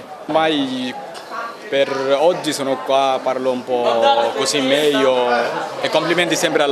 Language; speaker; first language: Italian; non-native, learner; Bangla